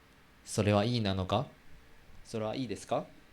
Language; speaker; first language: Japanese; non-native, learner; Chinese